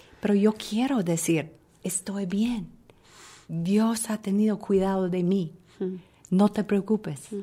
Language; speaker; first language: Spanish; non-native, fluent; English